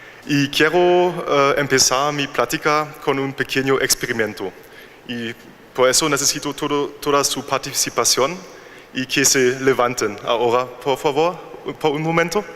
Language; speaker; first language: Spanish; non-native, learner; German